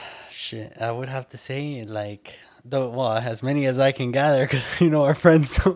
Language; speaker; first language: English; early bilingual, other home language; Spanish